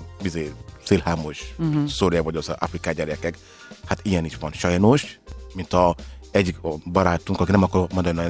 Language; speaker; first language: Hungarian; non-native, learner; Yoruba